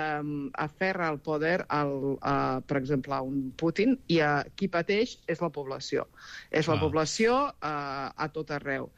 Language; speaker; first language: Catalan; non-native, fluent; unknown